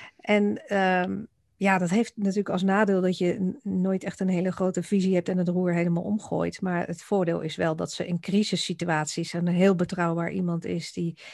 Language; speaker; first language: Dutch; native; Dutch